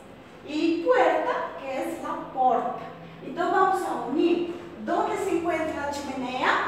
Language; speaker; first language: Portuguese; non-native, fluent; Spanish